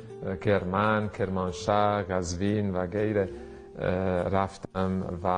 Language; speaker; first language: Persian; non-native, fluent; Italian